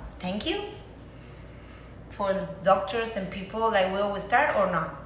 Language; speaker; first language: English; non-native, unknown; Spanish